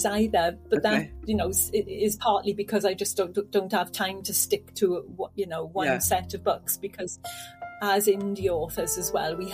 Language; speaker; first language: English; native; English